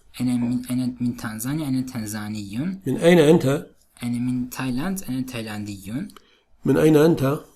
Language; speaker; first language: Arabic; non-native, learner; Turkish